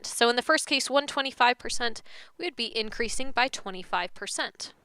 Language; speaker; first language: English; native; English